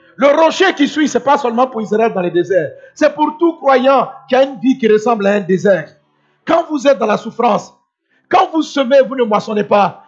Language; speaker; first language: French; non-native, local second language; Dyula